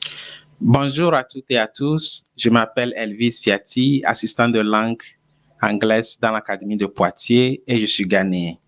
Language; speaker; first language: French; non-native, fluent; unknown